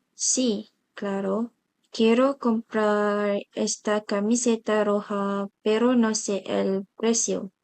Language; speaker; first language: Spanish; non-native, learner; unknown